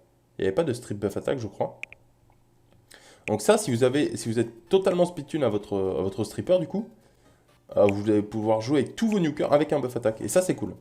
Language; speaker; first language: French; native; French